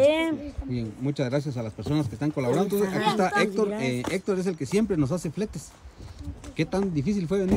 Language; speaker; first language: Spanish; native; Spanish